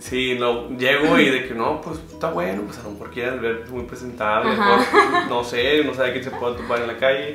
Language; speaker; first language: Spanish; native; Spanish